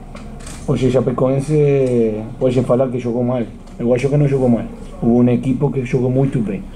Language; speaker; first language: Portuguese; non-native, fluent; Spanish